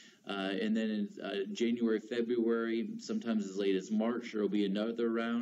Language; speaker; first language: English; native; English